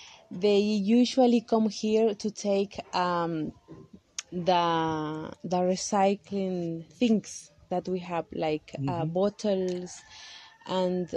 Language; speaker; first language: English; non-native, learner; Kaqchikel